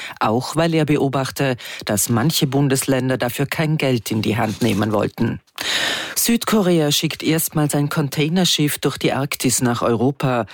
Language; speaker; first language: German; native; German